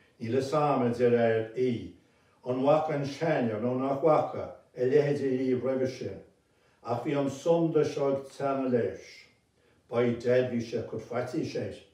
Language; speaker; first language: Irish; native; Irish